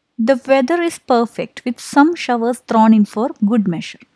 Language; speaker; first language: English; non-native, local second language; Malayalam